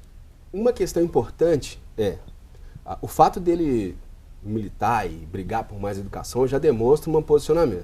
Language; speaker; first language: Portuguese; native; Portuguese